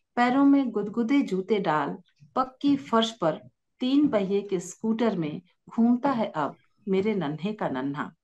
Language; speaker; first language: Hindi; native; Hindi